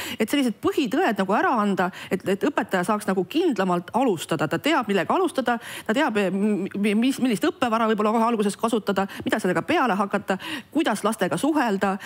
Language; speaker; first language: Estonian; non-native, local second language; Russian